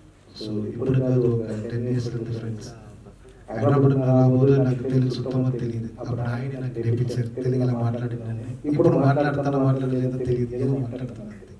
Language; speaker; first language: Telugu; non-native, learner; Tamil